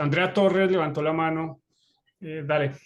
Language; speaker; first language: Spanish; native; Spanish